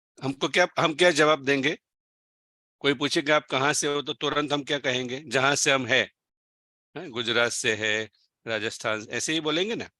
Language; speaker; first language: Hindi; non-native, local second language; Gujarati